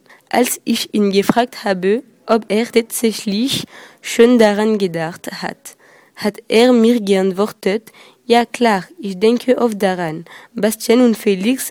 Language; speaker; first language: German; non-native, learner; French